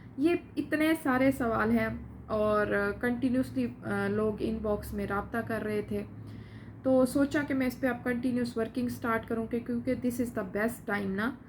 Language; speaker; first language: Urdu; non-native, local second language; Saraiki